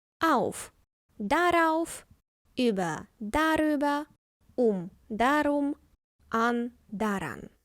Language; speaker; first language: German; non-native, fluent; Ukrainian